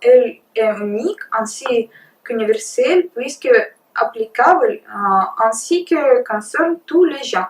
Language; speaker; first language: French; non-native, learner; Russian